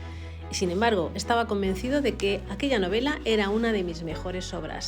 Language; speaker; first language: Spanish; native; Spanish